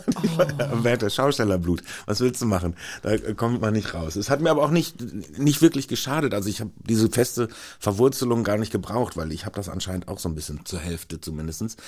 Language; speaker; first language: German; native; German